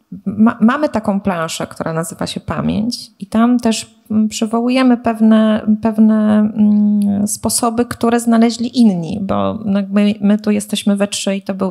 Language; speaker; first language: Polish; native; Polish